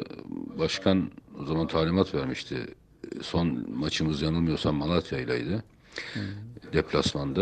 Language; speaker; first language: Turkish; native; Turkish